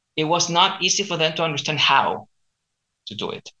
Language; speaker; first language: English; non-native, fluent; Spanish